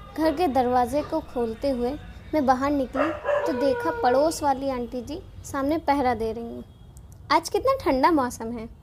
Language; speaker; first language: Hindi; native; Hindi